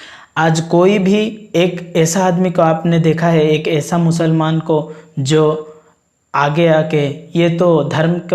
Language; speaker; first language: Hindi; non-native, local second language; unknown